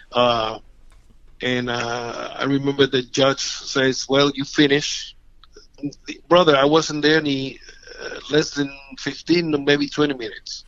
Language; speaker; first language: English; non-native, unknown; Spanish